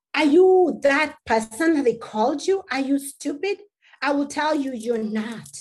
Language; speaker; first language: English; non-native, local second language; Masai